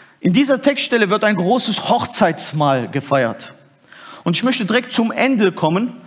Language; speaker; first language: German; early bilingual, other home language; Turkish